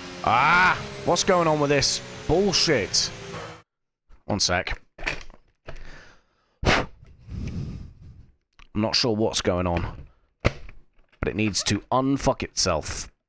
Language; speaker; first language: English; native; English